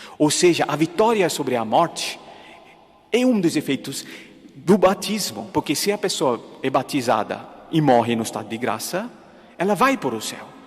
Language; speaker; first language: Portuguese; non-native, fluent; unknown